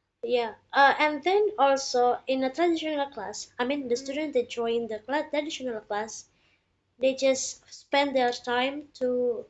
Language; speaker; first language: English; non-native, learner; Indonesian